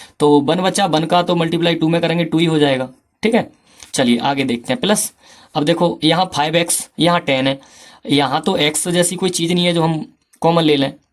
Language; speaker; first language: Hindi; native; Hindi